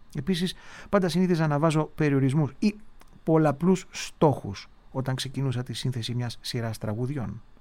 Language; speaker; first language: Greek; native; Greek